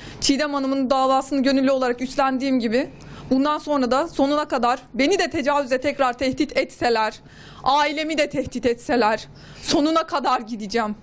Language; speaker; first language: Turkish; native; Turkish